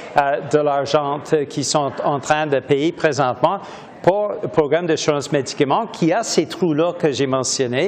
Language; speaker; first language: French; native; French